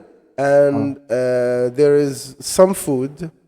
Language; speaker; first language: English; non-native, fluent; Arabic